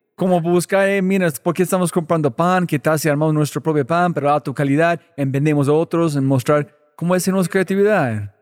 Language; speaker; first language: Spanish; non-native, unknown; English